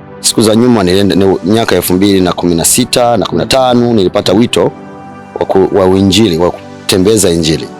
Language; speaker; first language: Swahili; non-native, local second language; Rundi